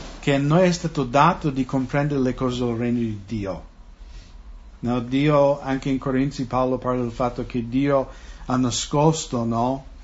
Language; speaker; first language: Italian; non-native, fluent; English